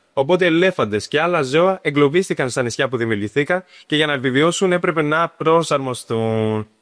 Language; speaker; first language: Greek; native; Greek